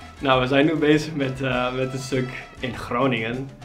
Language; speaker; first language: Dutch; non-native, learner; Spanish